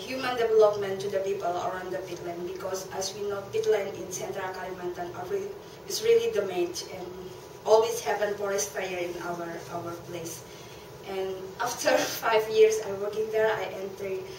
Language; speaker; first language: English; non-native, learner; Indonesian